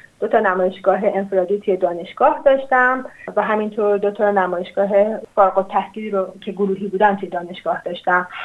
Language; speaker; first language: Persian; non-native, local second language; Azerbaijani